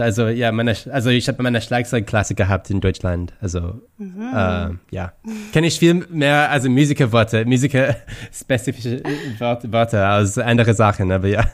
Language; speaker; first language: German; non-native, fluent; English